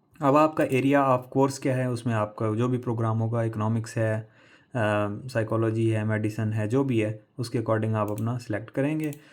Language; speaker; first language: Urdu; non-native, local second language; Punjabi